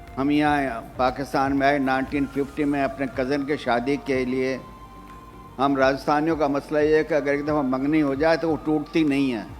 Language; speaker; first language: Urdu; early bilingual, other home language; Rajasthani